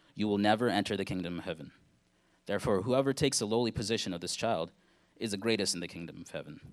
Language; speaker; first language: English; early bilingual, other home language; Hindi